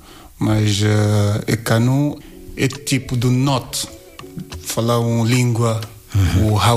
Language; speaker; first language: Portuguese; non-native, learner; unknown